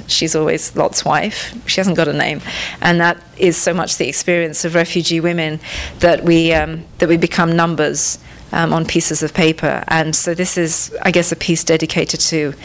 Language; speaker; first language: English; non-native, local second language; Tamil